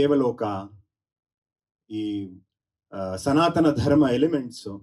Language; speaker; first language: Telugu; non-native, learner; Kannada